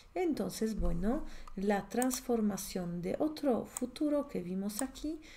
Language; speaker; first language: Spanish; non-native, fluent; Polish